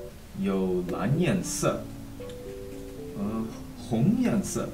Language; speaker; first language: Chinese; non-native, learner; English